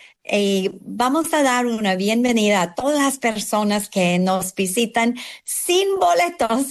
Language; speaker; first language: Spanish; non-native, fluent; English